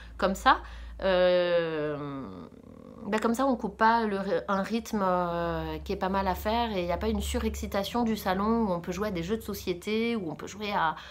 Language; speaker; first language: French; native; French